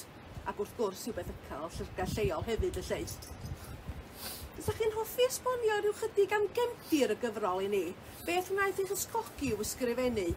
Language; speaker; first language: Welsh; native; Welsh